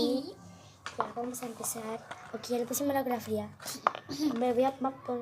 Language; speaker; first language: Spanish; native; Spanish